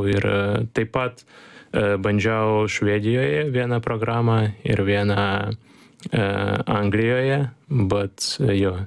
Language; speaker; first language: Lithuanian; non-native, learner; Ukrainian